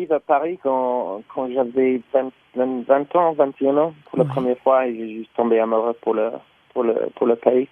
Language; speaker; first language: French; non-native, learner; English